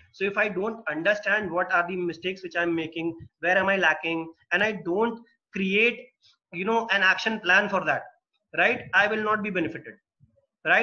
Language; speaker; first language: English; non-native, local second language; Hindi